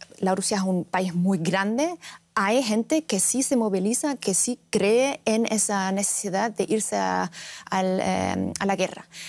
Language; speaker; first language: Spanish; non-native, fluent; Russian